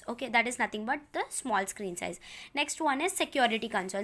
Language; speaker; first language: English; non-native, local second language; Telugu